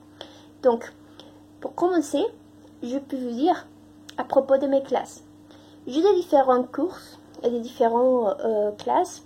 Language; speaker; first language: French; non-native, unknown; Spanish